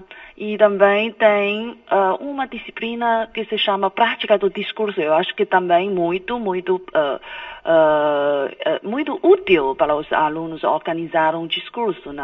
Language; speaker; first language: Portuguese; non-native, fluent; Chinese